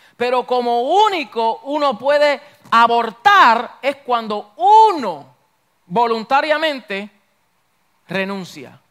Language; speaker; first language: Spanish; early bilingual, heritage; Spanish